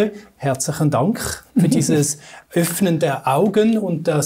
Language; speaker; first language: German; native; German